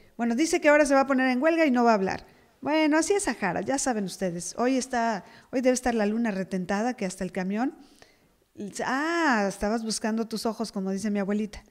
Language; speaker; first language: Spanish; native; Spanish